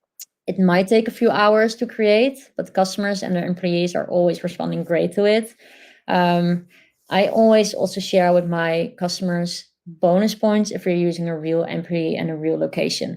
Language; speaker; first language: English; non-native, fluent; Dutch